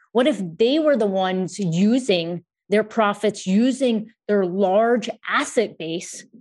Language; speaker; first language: English; native; English